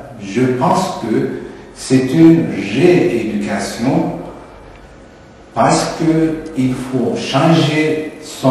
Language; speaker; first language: French; non-native, fluent; Turkish